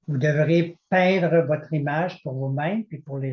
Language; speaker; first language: French; native; French